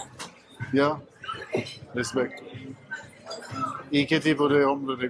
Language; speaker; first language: Spanish; non-native, learner; German